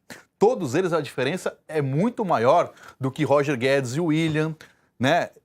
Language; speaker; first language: Portuguese; native; Portuguese